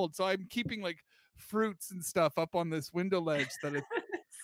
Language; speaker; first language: English; native; English